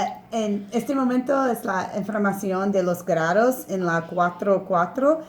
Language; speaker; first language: Spanish; non-native, learner; English